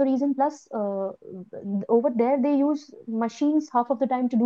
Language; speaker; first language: English; non-native, local second language; Gujarati